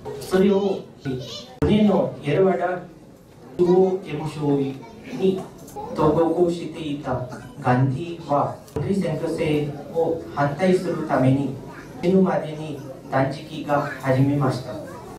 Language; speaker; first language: Japanese; non-native, fluent; Marathi